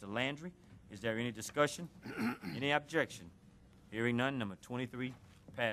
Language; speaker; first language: English; native; English